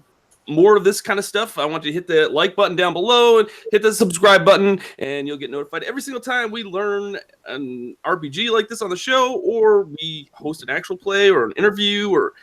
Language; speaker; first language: English; native; English